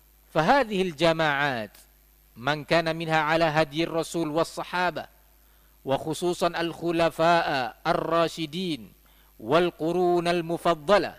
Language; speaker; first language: Arabic; non-native, fluent; Indonesian